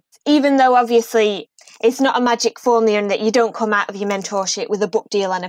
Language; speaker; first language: English; native; English